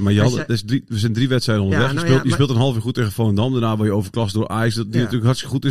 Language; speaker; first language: Dutch; native; Dutch